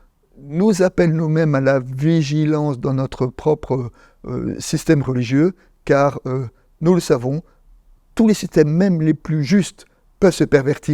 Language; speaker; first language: French; native; French